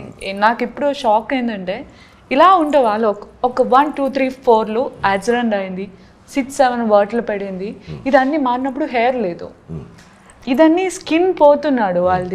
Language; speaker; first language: Telugu; non-native, learner; Malayalam